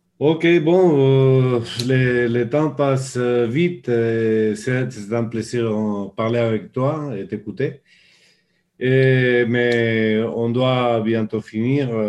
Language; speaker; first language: French; non-native, fluent; Spanish